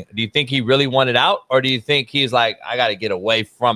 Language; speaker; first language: English; native; English